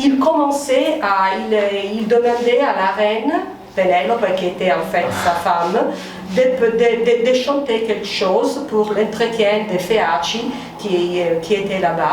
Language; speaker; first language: French; non-native, fluent; Italian